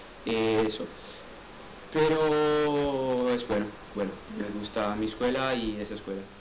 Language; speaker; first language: Spanish; non-native, learner; Italian